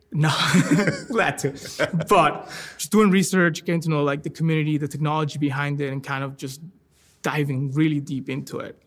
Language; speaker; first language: English; non-native, fluent; Spanish